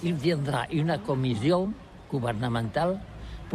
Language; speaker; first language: French; non-native, learner; Catalan